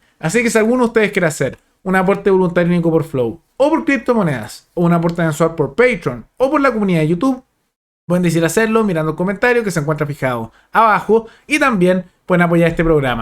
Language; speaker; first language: Spanish; native; Spanish